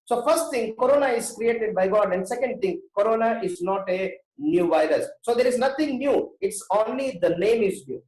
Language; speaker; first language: English; non-native, local second language; Hindi